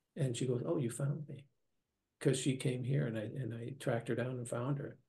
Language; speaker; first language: English; native; English